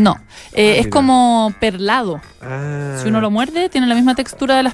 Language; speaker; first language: Spanish; native; Spanish